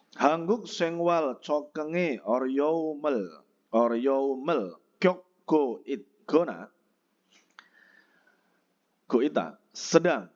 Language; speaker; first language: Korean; non-native, fluent; Indonesian